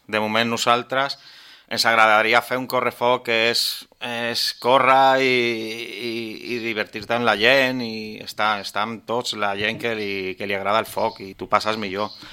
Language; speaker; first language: Catalan; non-native, local second language; Spanish